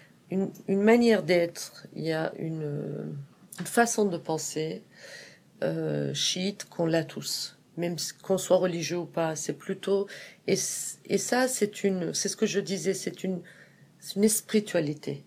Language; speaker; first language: French; non-native, fluent; Persian